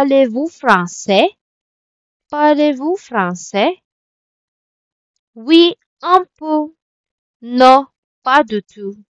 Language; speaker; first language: French; non-native, learner; Filipino